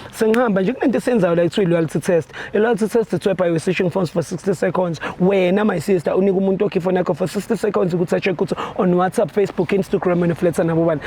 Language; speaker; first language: Zulu; native; Zulu